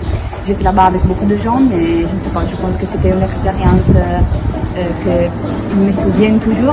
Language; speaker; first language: French; non-native, fluent; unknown